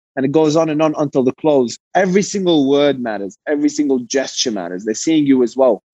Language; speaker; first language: English; early bilingual, other home language; Arabic